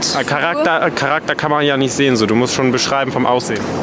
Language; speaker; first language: German; native; German